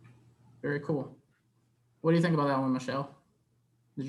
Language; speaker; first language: English; native; English